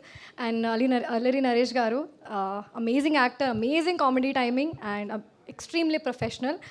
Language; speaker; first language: Telugu; non-native, learner; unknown